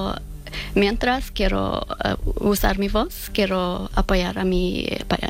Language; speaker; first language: Spanish; non-native, fluent; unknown